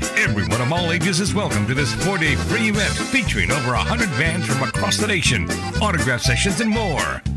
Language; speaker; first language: English; native; English